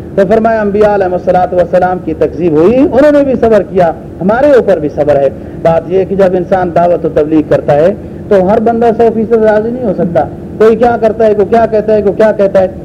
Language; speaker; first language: Urdu; native; Urdu